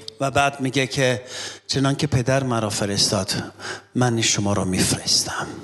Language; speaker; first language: Persian; non-native, local second language; Armenian